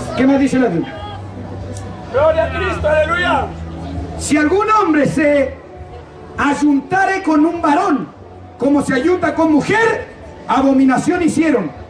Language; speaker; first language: Spanish; native; Spanish